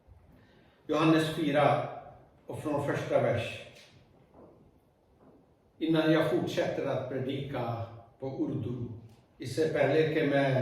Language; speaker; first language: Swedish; non-native, fluent; Urdu